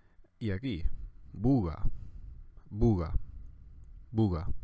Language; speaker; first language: Spanish; non-native, fluent; English